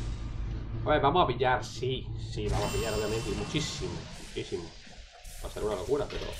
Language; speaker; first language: Spanish; native; Spanish